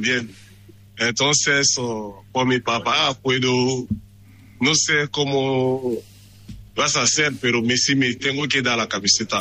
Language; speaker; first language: Spanish; non-native, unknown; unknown